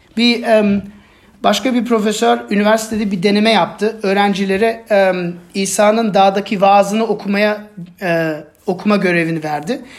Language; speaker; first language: Turkish; non-native, fluent; German